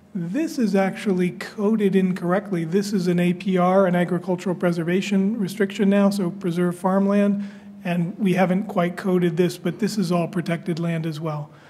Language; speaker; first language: English; native; English